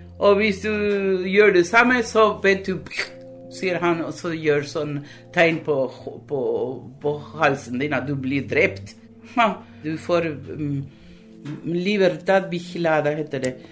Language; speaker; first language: Norwegian; early bilingual, other home language; Spanish